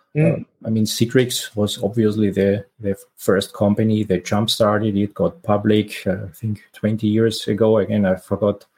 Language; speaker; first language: English; non-native, fluent; German